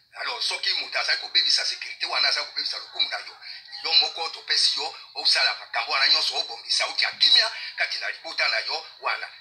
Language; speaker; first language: Lingala; native; Lingala